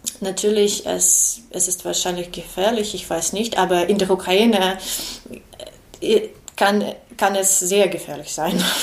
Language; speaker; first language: German; non-native, learner; Ukrainian